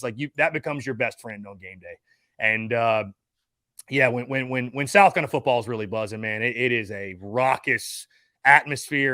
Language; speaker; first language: English; native; English